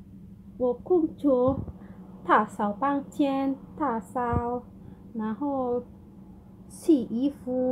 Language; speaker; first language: Chinese; non-native, learner; Indonesian